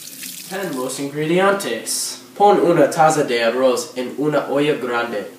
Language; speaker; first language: Spanish; non-native, learner; English